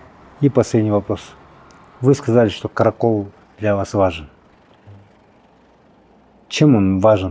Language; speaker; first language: Russian; non-native, local second language; Kyrgyz